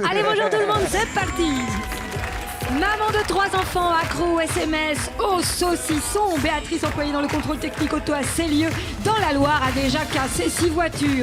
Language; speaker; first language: French; native; French